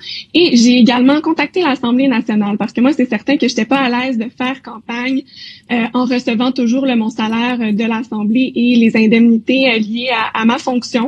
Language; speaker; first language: French; native; French